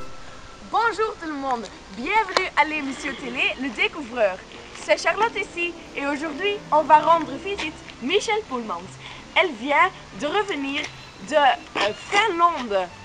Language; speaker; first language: French; non-native, local second language; Dutch